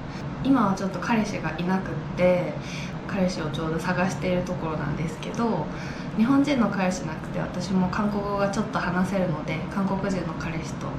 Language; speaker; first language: Japanese; native; Japanese